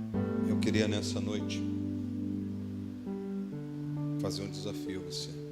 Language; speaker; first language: Portuguese; native; Portuguese